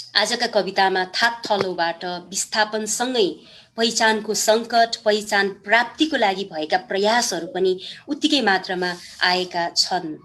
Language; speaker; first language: Nepali; non-native, local second language; Eastern Tamang